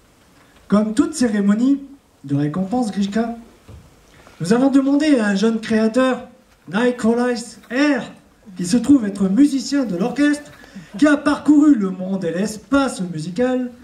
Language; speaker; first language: French; native; French